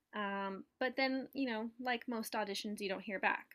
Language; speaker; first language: English; native; English